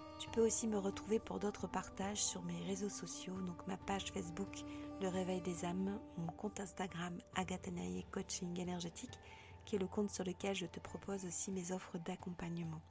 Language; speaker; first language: French; native; French